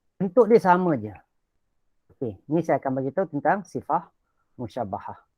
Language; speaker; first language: Malay; native; Malay